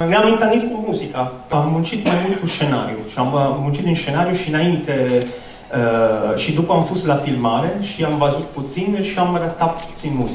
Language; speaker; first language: Romanian; non-native, fluent; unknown